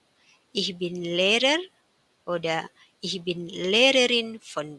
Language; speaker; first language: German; non-native, fluent; Indonesian